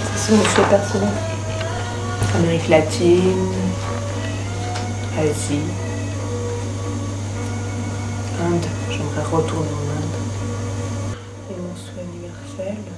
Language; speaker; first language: French; native; French